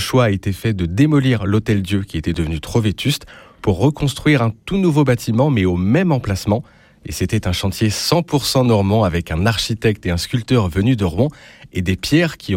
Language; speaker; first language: French; native; French